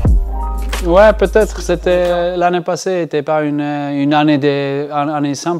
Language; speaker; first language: French; non-native, learner; German